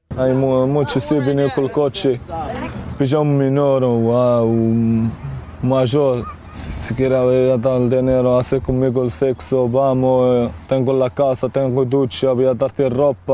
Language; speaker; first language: Spanish; non-native, learner; Arabic